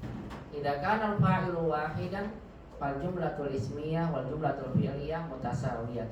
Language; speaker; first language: Arabic; non-native, fluent; Indonesian